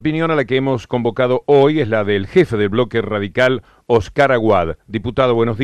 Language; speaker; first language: Spanish; native; Spanish